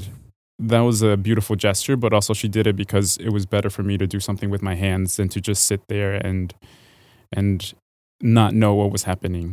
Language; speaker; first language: English; early bilingual, other home language; Spanish